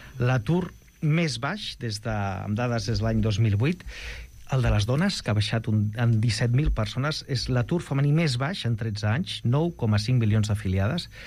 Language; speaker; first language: Catalan; non-native, local second language; Spanish